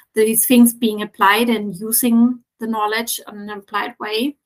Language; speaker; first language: English; non-native, fluent; German